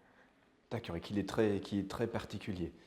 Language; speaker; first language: French; native; French